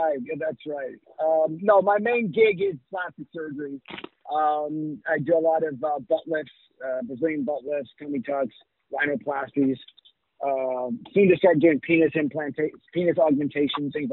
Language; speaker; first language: English; native; English